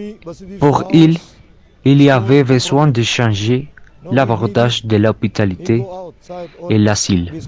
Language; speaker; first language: French; non-native, learner; Spanish